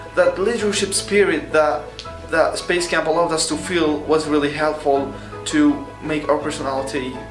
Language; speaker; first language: English; non-native, fluent; Arabic